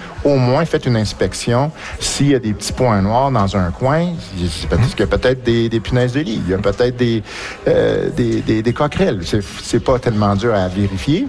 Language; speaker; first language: French; native; French